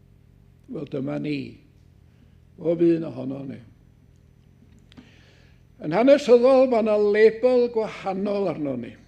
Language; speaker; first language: Welsh; native; Welsh